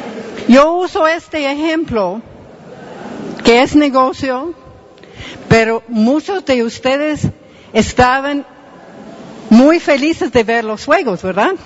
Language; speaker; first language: Spanish; non-native, fluent; English